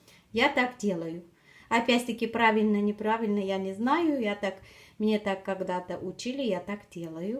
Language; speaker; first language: Russian; non-native, fluent; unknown